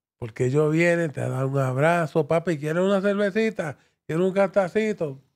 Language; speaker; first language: Spanish; early bilingual, heritage; Spanish